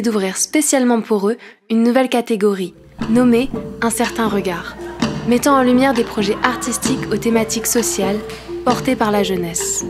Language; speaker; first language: French; native; French